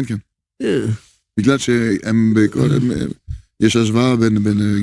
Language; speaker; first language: Hebrew; non-native, fluent; French